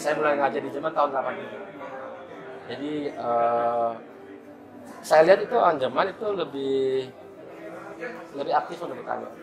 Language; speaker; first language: Indonesian; early bilingual, heritage; German